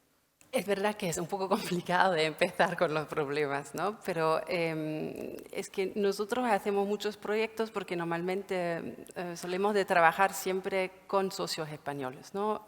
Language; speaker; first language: Spanish; non-native, fluent; German